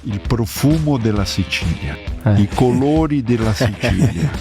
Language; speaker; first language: Italian; early bilingual, heritage; Portuguese